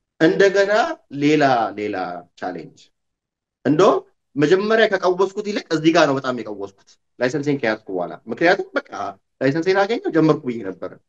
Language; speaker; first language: Amharic; native; Amharic